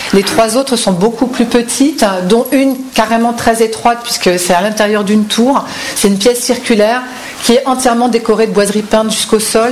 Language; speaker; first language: French; native; French